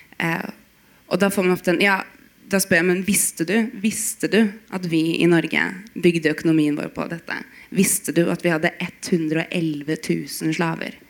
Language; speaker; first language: Norwegian; native; Norwegian